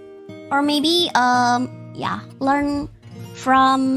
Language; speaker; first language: English; non-native, fluent; Indonesian